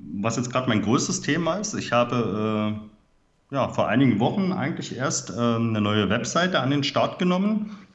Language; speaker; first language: German; native; German